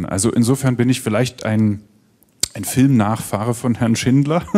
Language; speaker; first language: German; native; German